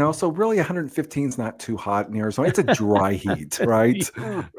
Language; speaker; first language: English; native; English